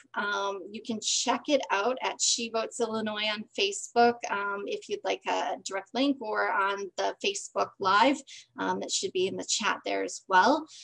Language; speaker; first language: English; native; English